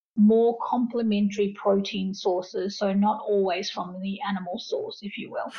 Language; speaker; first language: English; early bilingual, other home language; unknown